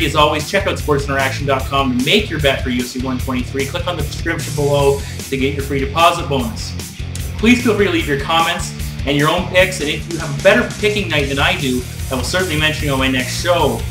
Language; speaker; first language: English; native; English